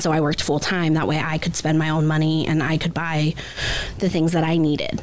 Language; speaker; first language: English; native; English